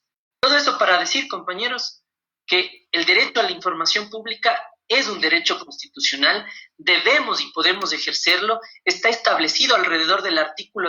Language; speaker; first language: Spanish; native; Spanish